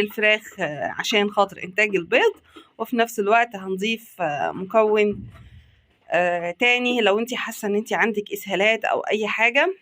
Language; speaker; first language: Arabic; native; Arabic